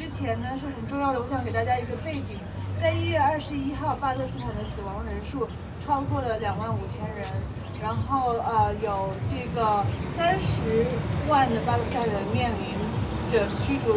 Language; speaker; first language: Chinese; early bilingual, other home language; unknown